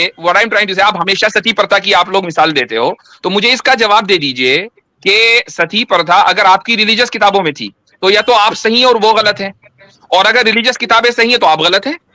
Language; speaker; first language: Hindi; native; Hindi